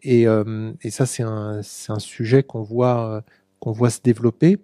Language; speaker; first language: French; native; French